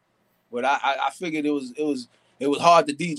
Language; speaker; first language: English; native; English